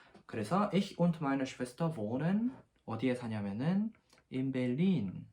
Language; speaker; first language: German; non-native, fluent; Korean